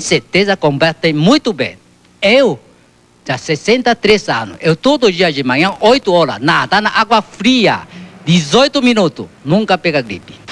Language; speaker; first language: Portuguese; non-native, learner; Chinese